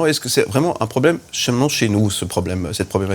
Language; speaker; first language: French; native; French